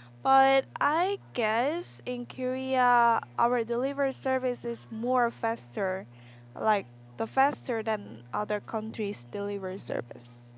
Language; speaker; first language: English; non-native, learner; Korean